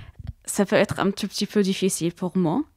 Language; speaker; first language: French; non-native, fluent; Arabic